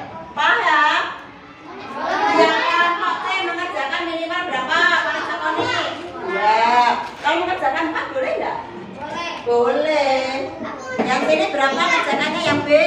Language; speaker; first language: Indonesian; native; Indonesian